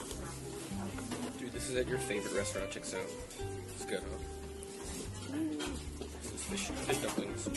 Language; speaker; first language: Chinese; non-native, fluent; English